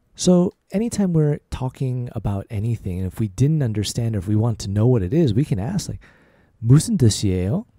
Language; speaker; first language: English; native; English